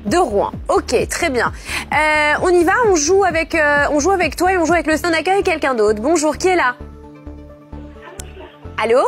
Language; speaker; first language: French; native; French